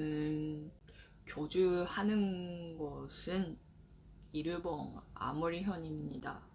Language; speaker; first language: Korean; non-native, learner; Japanese